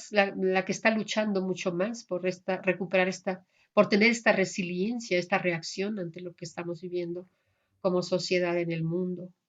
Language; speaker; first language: Spanish; native; Spanish